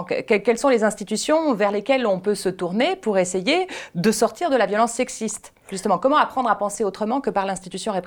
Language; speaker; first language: French; native; French